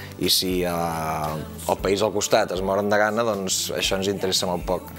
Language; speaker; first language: Catalan; native; Catalan